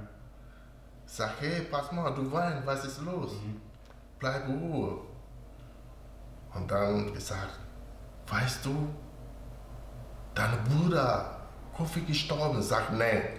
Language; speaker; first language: German; non-native, learner; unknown